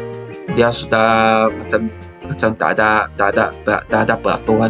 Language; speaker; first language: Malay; non-native, local second language; Chinese